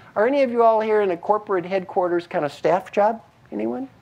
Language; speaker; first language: English; native; English